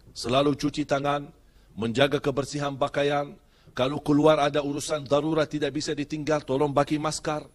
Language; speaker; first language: Malay; non-native, fluent; Arabic